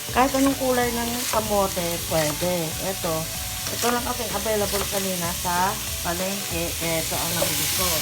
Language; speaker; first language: Filipino; non-native, local second language; Cebuano